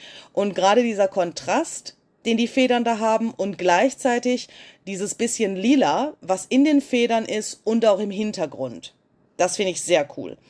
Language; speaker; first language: German; native; German